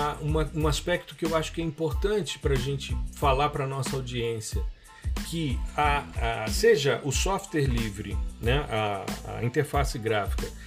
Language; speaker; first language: Portuguese; native; Portuguese